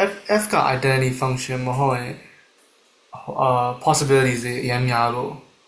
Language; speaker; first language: Burmese; native; Burmese